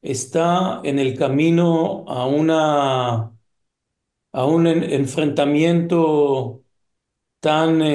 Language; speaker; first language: Spanish; non-native, fluent; Hebrew